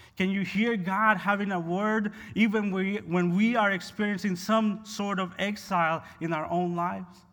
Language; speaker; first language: English; non-native, fluent; Spanish